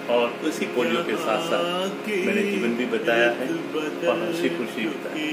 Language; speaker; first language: Hindi; non-native, local second language; Gujarati